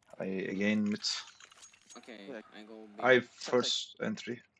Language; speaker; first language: English; non-native, learner; Turkish